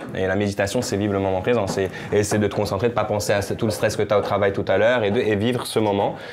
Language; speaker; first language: French; native; French